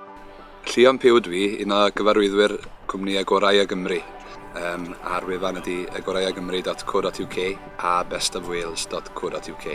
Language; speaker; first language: Welsh; native; Welsh